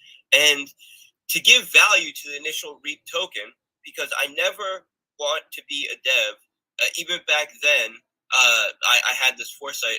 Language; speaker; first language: English; native; English